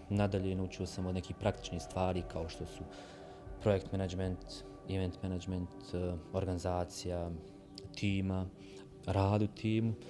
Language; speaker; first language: Bosnian; native; Bosnian